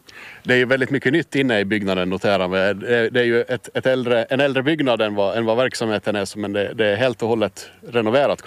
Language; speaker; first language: Swedish; native; Swedish